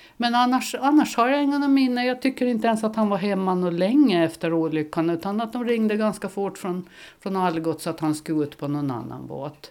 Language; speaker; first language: Swedish; native; Swedish